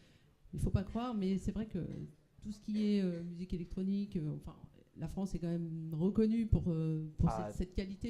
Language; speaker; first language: French; native; French